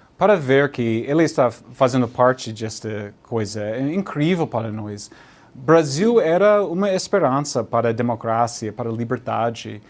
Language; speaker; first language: Portuguese; non-native, learner; English